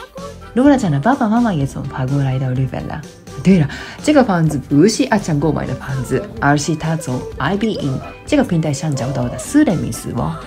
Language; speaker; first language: Chinese; non-native, fluent; Japanese